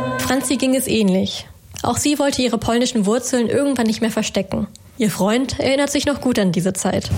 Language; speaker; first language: German; native; German